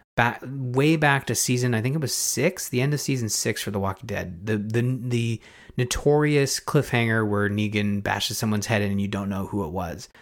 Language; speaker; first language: English; native; English